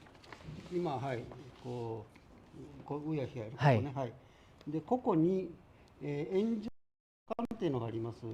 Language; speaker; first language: Japanese; native; Japanese